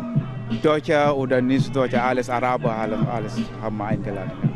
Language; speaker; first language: German; non-native, learner; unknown